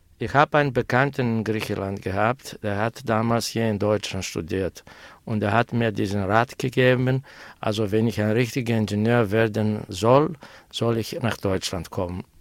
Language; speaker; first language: German; non-native, fluent; Greek